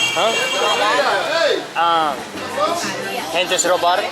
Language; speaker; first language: Spanish; non-native, learner; Finnish